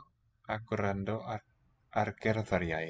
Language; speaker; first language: Welsh; non-native, learner; English